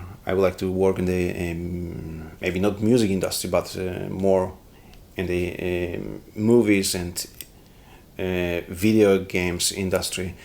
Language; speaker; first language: English; non-native, learner; Polish